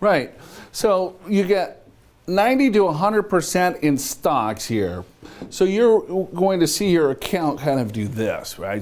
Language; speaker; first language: English; native; English